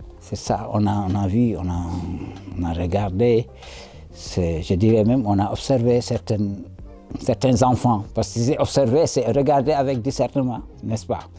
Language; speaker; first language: French; non-native, local second language; Wolof